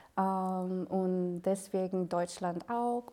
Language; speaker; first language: German; non-native, learner; Korean